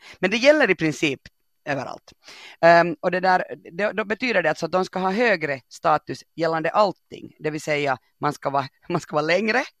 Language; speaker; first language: Swedish; native; Swedish